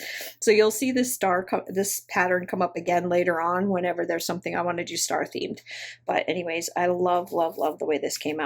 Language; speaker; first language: English; native; English